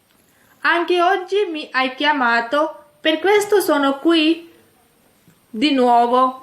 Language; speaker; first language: Italian; non-native, fluent; Urdu